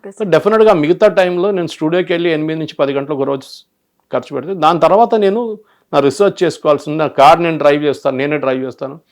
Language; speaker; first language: Telugu; non-native, local second language; Malayalam